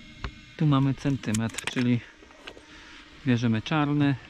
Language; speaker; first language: Polish; native; Polish